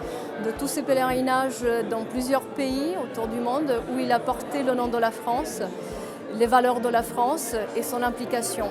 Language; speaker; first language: French; non-native, fluent; Romanian